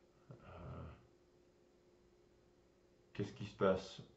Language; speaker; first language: French; non-native, learner; English